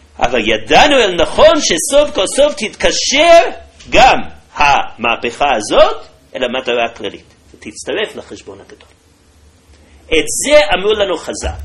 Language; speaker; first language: Hebrew; native; Hebrew